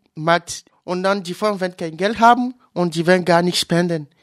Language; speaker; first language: German; non-native, fluent; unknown